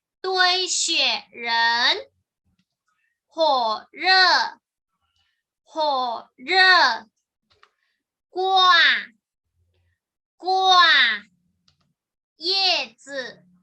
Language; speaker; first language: Chinese; non-native, fluent; Thai